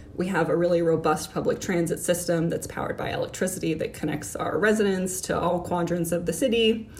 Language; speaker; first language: English; native; English